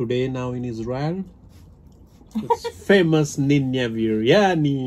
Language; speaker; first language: English; non-native, local second language; Hindi